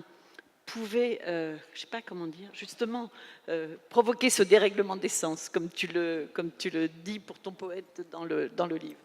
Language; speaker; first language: French; native; French